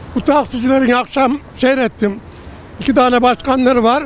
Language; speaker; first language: Turkish; native; Turkish